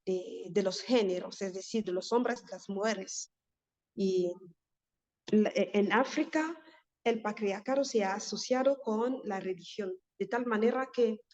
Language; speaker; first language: Spanish; non-native, fluent; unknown